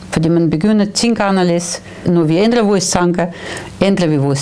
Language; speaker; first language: Danish; non-native, fluent; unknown